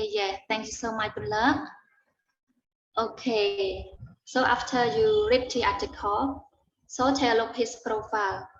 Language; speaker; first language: English; non-native, learner; Khmer